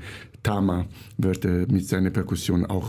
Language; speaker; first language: German; non-native, fluent; Italian